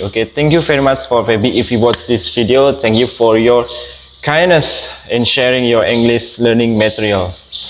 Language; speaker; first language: English; non-native, fluent; Indonesian